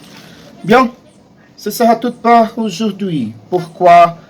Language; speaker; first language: French; non-native, learner; Portuguese